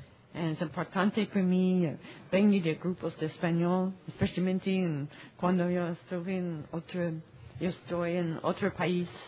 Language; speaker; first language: Spanish; non-native, learner; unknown